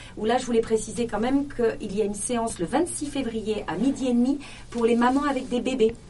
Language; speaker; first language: French; native; French